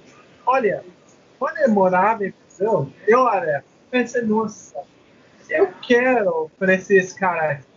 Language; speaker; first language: Portuguese; non-native, learner; English